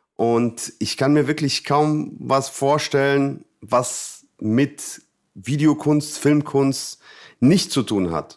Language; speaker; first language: German; non-native, fluent; Russian